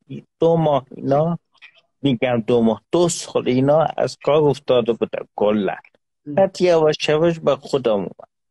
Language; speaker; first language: Persian; non-native, local second language; Azerbaijani